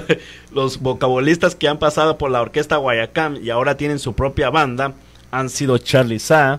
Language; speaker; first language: Spanish; native; Spanish